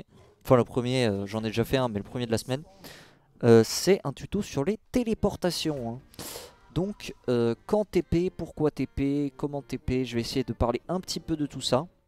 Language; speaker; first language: French; native; French